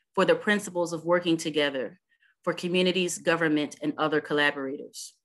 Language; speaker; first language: English; native; English